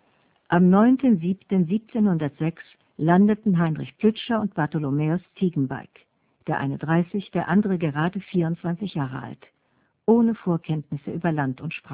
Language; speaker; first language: German; native; German